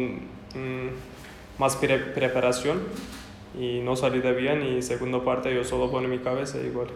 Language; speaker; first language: Spanish; non-native, learner; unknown